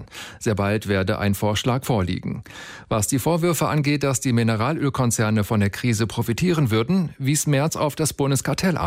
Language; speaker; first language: German; native; German